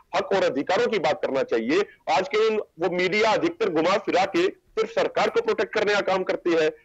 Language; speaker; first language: Hindi; native; Hindi